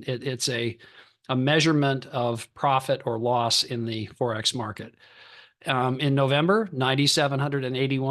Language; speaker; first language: English; native; English